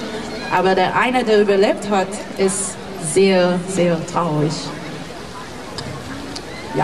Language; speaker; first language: German; non-native, fluent; Hebrew